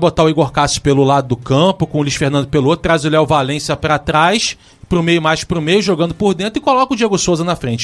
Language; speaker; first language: Portuguese; native; Portuguese